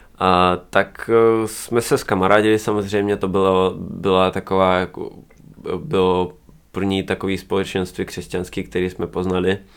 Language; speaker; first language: Czech; non-native, fluent; Russian